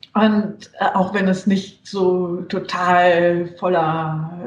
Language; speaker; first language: German; native; German